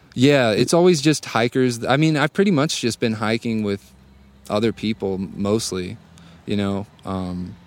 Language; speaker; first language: English; native; English